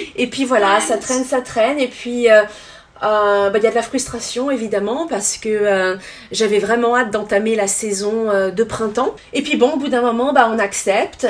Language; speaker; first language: French; native; French